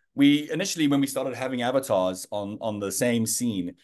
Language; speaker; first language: English; native; English